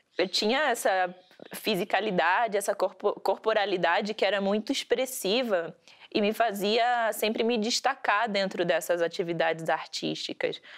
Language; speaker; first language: Portuguese; early bilingual, heritage; Portuguese